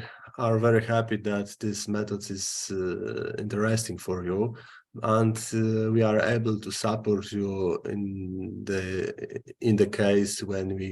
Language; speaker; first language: English; non-native, fluent; Polish